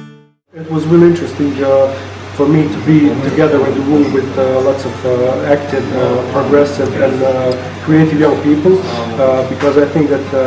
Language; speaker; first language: English; non-native, fluent; Bosnian